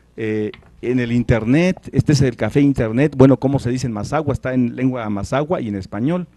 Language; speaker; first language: Spanish; non-native, local second language; Tzeltal